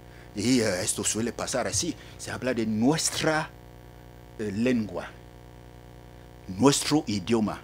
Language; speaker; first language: Spanish; non-native, fluent; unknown